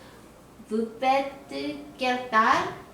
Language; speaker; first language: French; non-native, learner; Korean